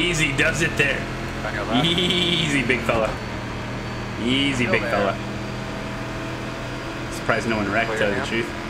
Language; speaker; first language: English; native; English